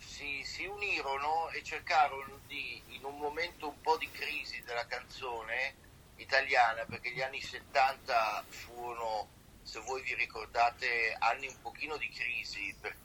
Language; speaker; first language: Italian; native; Italian